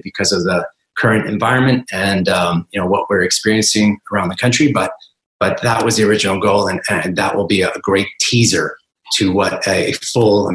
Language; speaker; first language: English; native; English